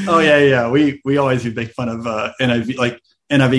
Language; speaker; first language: English; native; English